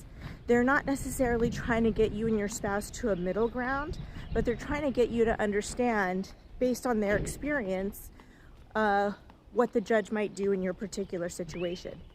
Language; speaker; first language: English; native; English